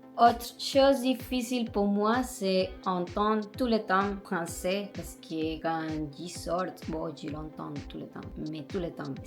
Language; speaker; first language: French; non-native, learner; Spanish